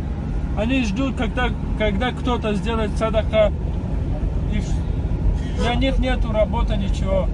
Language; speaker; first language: Russian; non-native, local second language; Tajik